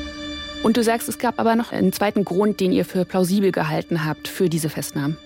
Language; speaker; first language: German; native; German